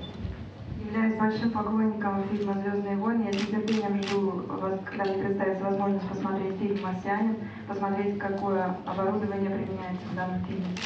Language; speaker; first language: Russian; native; Russian